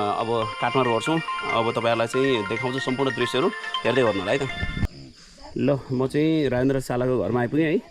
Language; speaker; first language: Nepali; non-native, local second language; Magahi